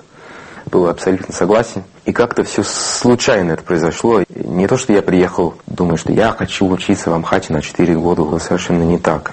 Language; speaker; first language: Russian; non-native, fluent; English